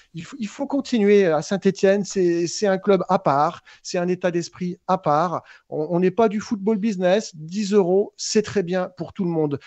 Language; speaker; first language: French; native; French